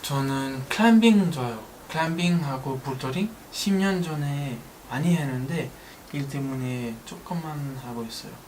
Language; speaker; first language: Korean; non-native, learner; French